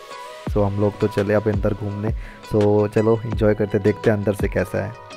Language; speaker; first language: Hindi; native; Hindi